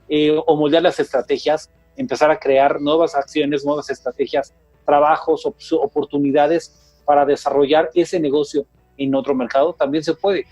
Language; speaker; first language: Spanish; native; Spanish